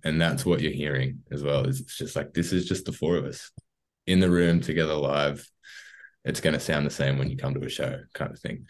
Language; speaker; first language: English; native; English